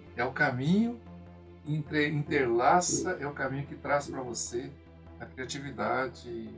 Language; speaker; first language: Portuguese; non-native, local second language; Japanese